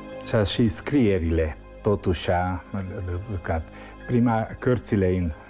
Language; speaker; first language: Romanian; non-native, local second language; Hungarian